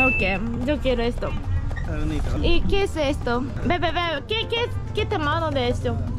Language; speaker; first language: Spanish; non-native, learner; Japanese